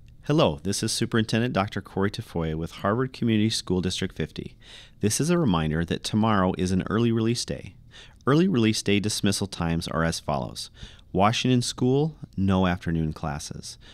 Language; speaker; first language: English; native; English